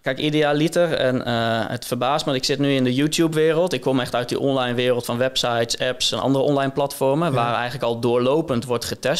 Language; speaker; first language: Dutch; native; Dutch